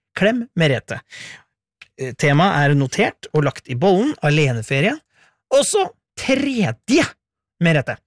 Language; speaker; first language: Norwegian; native; Norwegian